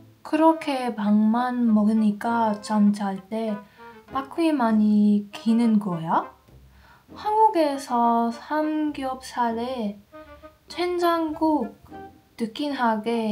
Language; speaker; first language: Korean; non-native, learner; German